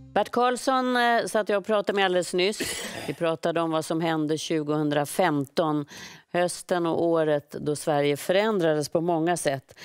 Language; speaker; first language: Swedish; native; Swedish